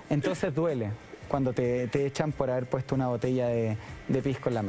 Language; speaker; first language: Spanish; native; Spanish